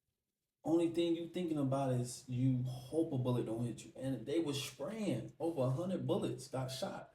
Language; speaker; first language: English; native; English